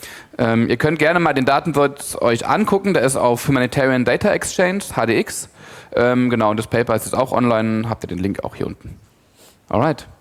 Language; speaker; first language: German; native; German